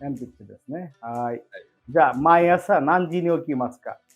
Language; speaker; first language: Japanese; non-native, fluent; Bangla